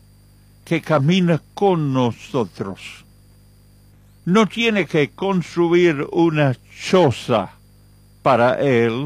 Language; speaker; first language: Spanish; non-native, fluent; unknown